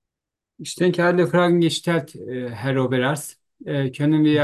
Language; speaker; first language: German; non-native, learner; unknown